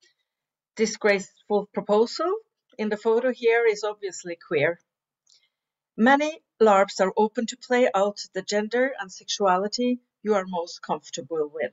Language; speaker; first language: English; non-native, fluent; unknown